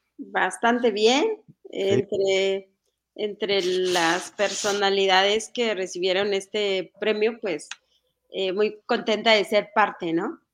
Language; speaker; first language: Spanish; non-native, local second language; Mixtepec Mixtec